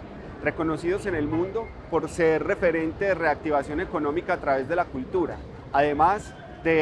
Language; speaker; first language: Spanish; native; Spanish